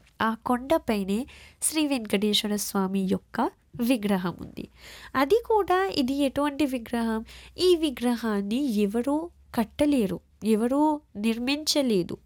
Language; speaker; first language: Telugu; early bilingual, heritage; Telugu